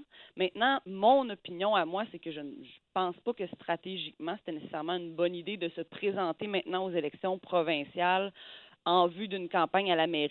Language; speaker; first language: French; native; French